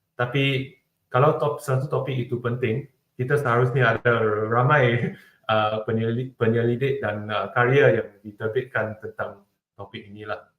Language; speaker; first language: Malay; non-native, local second language; Chinese